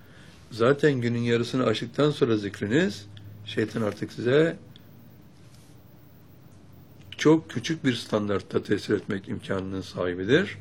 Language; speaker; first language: Turkish; native; Turkish